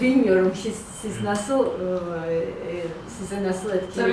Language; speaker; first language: Turkish; non-native, learner; Georgian